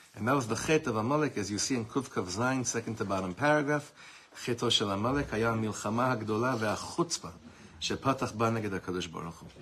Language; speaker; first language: English; native; English